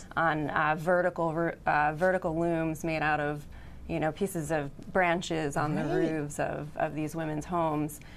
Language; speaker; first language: English; native; English